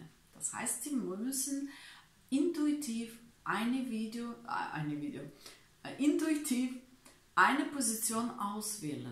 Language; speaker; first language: German; non-native, learner; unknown